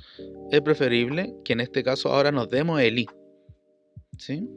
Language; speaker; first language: Spanish; native; Spanish